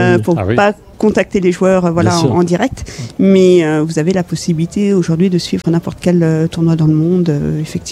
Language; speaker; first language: French; native; French